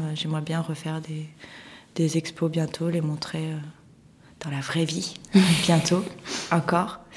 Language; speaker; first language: French; early bilingual, other home language; Russian